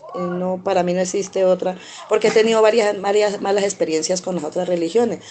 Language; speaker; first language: Spanish; native; Spanish